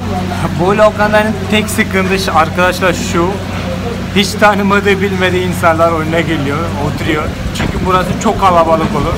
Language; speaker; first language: Turkish; non-native, fluent; Malayalam